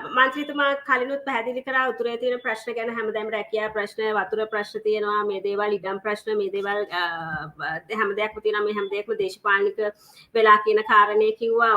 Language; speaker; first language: Sinhala; native; Sinhala